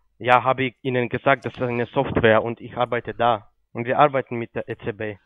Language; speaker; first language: German; non-native, fluent; Polish